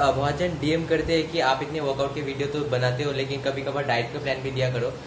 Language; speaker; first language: Hindi; non-native, local second language; Bangla